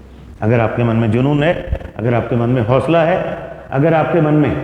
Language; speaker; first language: Hindi; native; Hindi